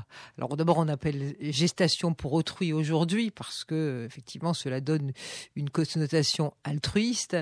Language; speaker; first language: French; native; French